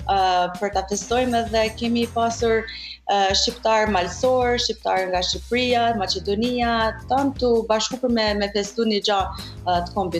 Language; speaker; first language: Albanian; early bilingual, heritage; Albanian